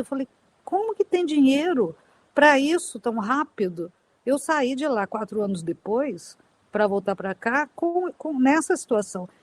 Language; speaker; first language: Portuguese; native; Portuguese